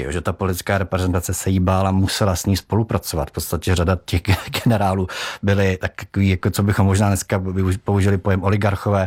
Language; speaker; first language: Czech; native; Czech